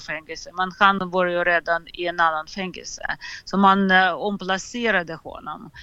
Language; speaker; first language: Swedish; non-native, fluent; Russian